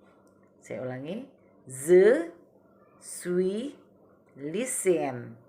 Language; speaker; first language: French; non-native, learner; Indonesian